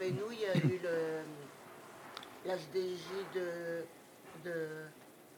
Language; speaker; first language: French; native; French